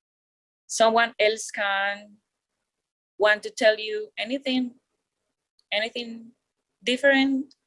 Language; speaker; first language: English; non-native, learner; Spanish